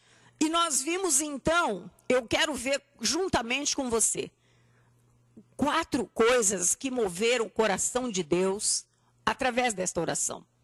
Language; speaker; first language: Portuguese; native; Portuguese